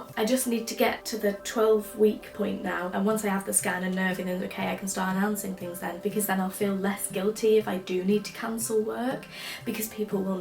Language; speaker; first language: English; native; English